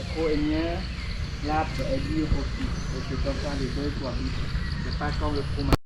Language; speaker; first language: French; non-native, fluent; Khmer